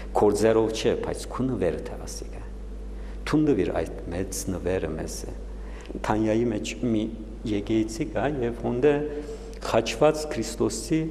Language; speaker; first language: Armenian; native; Armenian